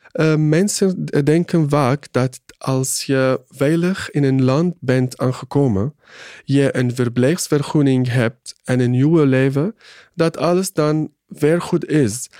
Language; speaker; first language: Dutch; non-native, fluent; Arabic